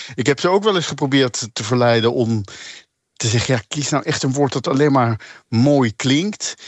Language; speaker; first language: Dutch; native; Dutch